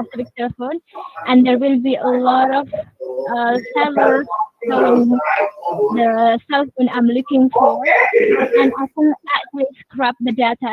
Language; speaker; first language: English; non-native, fluent; Indonesian